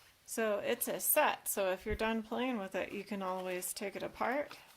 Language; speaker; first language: English; native; English